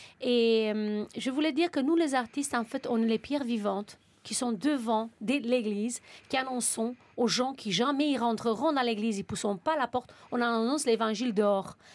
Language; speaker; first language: French; non-native, fluent; Romanian